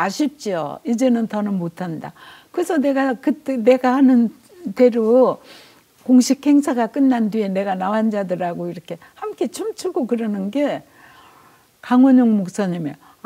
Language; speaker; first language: Korean; native; Korean